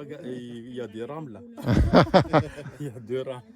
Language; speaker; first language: French; non-native, local second language; Malagasy